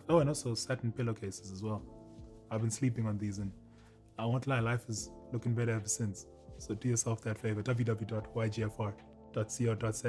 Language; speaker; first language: English; native; English